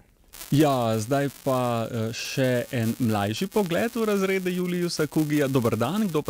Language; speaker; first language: Slovenian; native; Slovenian